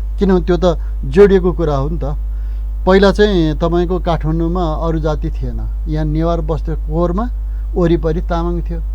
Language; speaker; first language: Nepali; non-native, local second language; Eastern Tamang